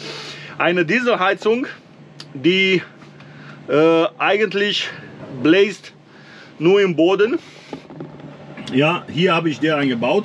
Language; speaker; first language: German; non-native, learner; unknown